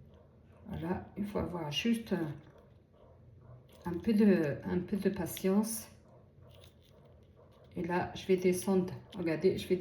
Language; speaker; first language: French; native; French